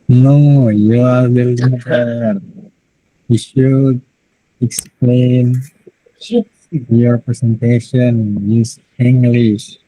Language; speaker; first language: English; non-native, learner; Indonesian